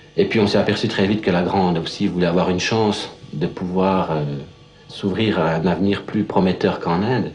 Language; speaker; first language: French; native; French